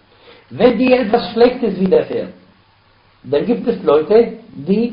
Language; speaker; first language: German; non-native, fluent; Arabic